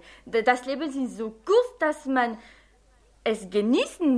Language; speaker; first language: German; non-native, fluent; French